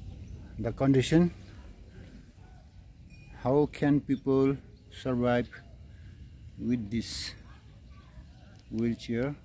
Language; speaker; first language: English; non-native, learner; Nepali